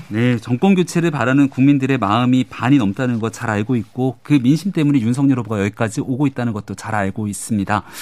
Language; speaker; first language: Korean; native; Korean